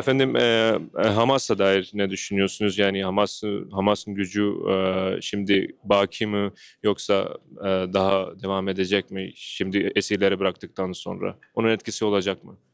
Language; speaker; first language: Turkish; non-native, fluent; Urdu